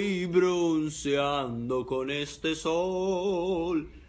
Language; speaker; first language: Spanish; non-native, fluent; Italian